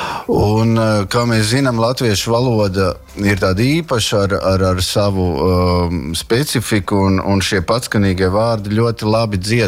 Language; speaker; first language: Latvian; native; Latvian